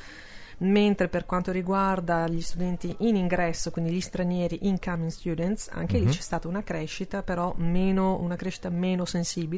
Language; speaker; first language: Italian; native; Italian